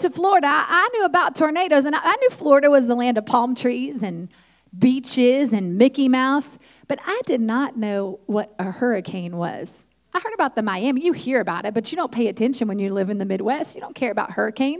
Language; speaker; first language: English; native; English